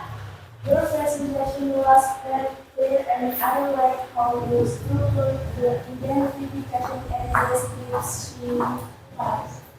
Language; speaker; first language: English; non-native, learner; Indonesian